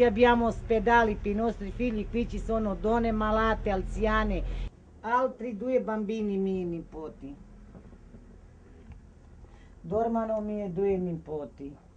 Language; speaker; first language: Italian; non-native, fluent; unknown